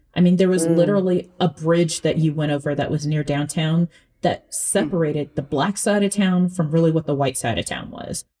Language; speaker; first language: English; early bilingual, other home language; Akan